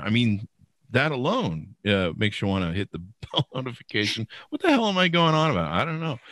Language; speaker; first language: English; native; English